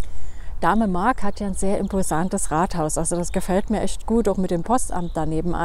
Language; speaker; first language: German; native; German